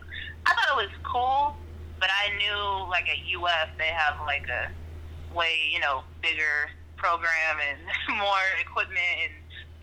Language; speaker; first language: English; native; English